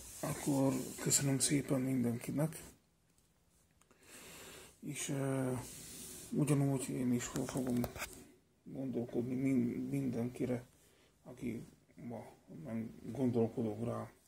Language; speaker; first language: Hungarian; non-native, learner; Slovak